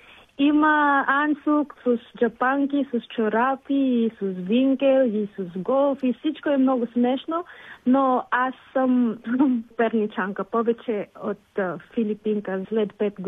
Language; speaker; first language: Bulgarian; non-native, learner; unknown